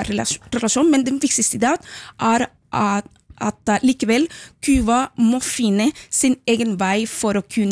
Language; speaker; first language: Norwegian; non-native, fluent; Spanish